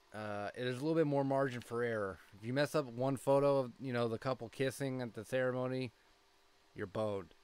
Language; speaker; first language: English; native; English